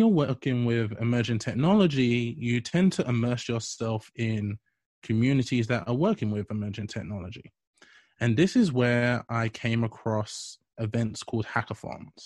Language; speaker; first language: English; native; English